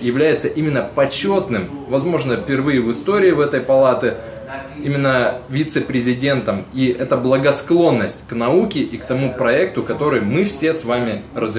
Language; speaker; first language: Russian; native; Russian